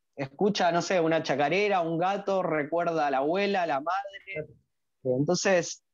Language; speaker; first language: Spanish; native; Spanish